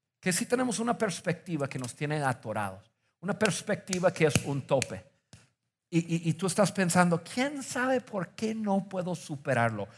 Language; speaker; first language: Spanish; non-native, fluent; English